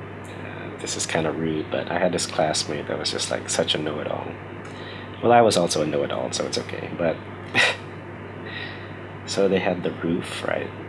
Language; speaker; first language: English; native; English